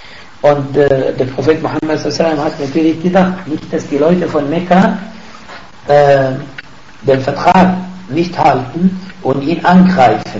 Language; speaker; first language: German; non-native, fluent; Arabic